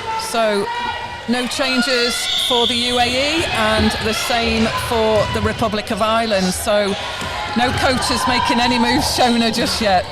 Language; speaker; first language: English; native; English